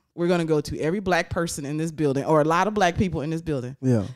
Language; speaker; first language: English; native; English